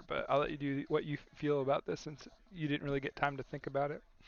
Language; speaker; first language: English; native; English